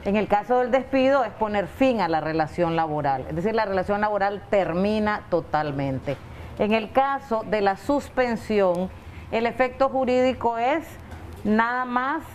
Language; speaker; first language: Spanish; native; Spanish